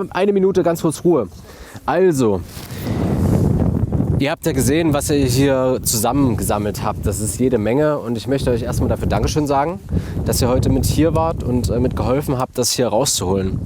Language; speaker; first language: German; native; German